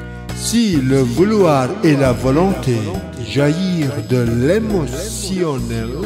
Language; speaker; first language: French; non-native, fluent; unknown